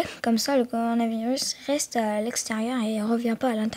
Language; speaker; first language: French; native; French